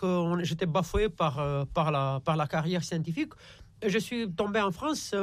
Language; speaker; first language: French; non-native, fluent; Romanian